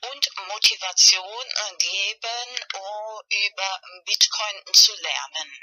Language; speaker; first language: German; non-native, fluent; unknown